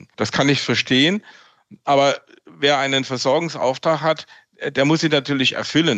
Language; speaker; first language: German; native; German